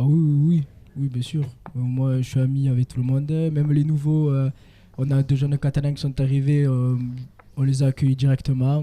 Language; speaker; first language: French; native; French